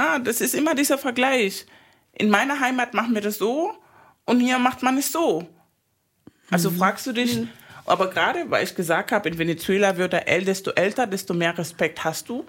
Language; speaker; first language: German; native; German